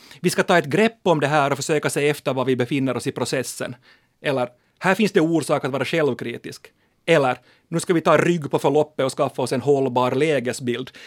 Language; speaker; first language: Swedish; native; Swedish